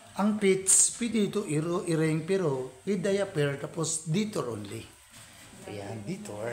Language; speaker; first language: Filipino; non-native, local second language; Hiligaynon